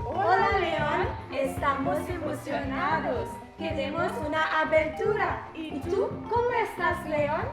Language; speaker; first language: Spanish; non-native, learner; English